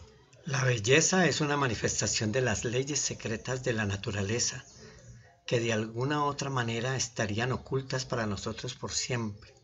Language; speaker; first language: Spanish; native; Spanish